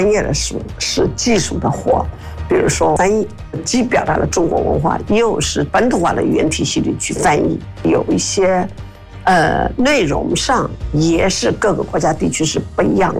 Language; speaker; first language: Chinese; native; Chinese